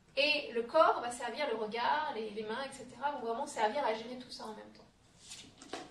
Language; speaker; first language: French; native; French